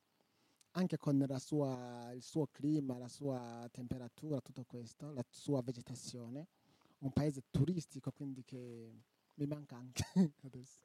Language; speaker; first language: Italian; non-native, local second language; Rundi